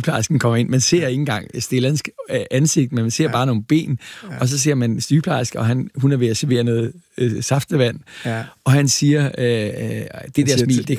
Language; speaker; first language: Danish; native; Danish